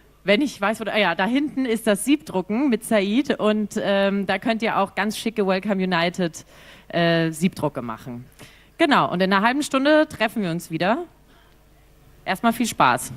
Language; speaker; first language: German; native; German